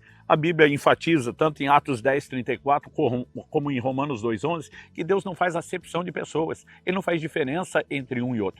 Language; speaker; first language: Portuguese; native; Portuguese